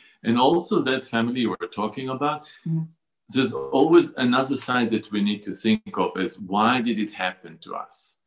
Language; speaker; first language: English; non-native, fluent; Hebrew